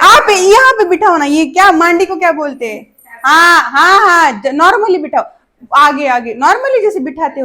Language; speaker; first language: Hindi; non-native, local second language; Marathi